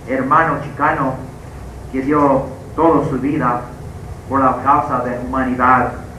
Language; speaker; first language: Spanish; early bilingual, heritage; Spanish